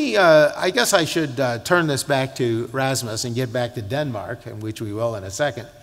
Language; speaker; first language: English; native; English